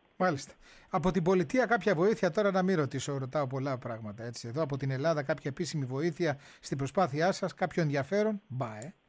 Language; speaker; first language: Greek; native; Greek